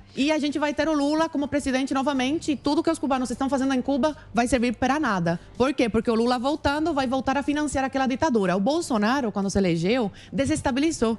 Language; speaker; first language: Portuguese; non-native, fluent; Spanish